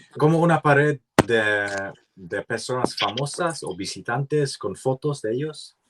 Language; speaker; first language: Spanish; non-native, learner; English